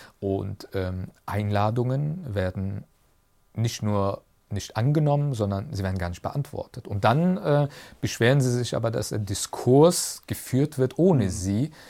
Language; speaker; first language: German; early bilingual, other home language; Turkish